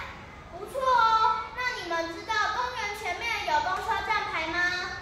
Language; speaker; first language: Chinese; native; Chinese